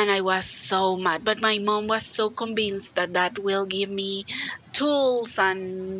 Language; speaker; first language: English; non-native, fluent; Spanish